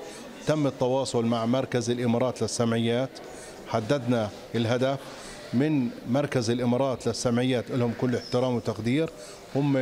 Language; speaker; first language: Arabic; native; Arabic